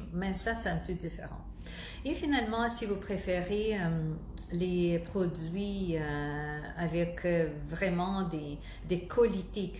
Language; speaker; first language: French; non-native, fluent; Russian